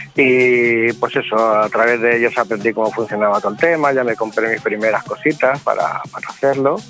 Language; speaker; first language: Spanish; native; Spanish